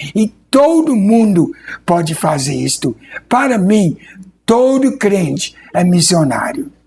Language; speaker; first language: Portuguese; non-native, fluent; English